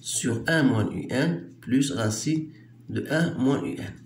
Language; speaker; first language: French; non-native, local second language; Arabic